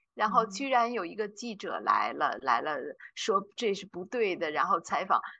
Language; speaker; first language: Chinese; native; Chinese